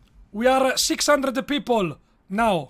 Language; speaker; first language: English; non-native, learner; Italian